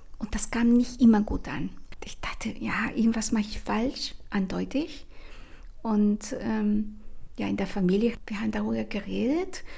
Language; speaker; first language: German; non-native, fluent; Spanish